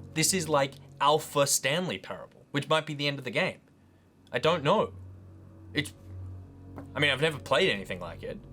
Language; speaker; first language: English; native; English